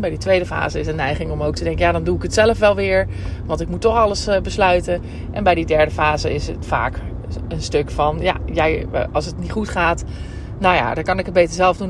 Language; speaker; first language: Dutch; native; Dutch